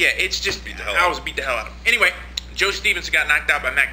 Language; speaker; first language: English; native; English